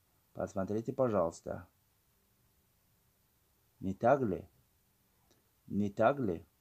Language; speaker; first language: Russian; non-native, fluent; Tajik